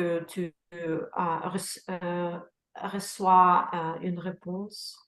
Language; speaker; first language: French; non-native, learner; Russian